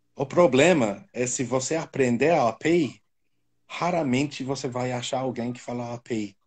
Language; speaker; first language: Portuguese; non-native, fluent; English